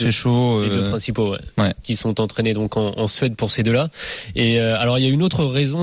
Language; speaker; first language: French; native; French